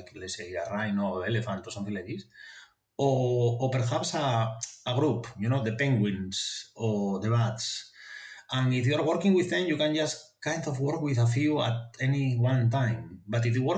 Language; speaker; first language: English; non-native, fluent; Spanish